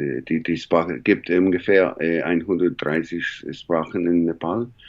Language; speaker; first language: German; non-native, learner; English